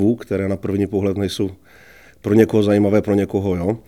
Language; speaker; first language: Czech; native; Czech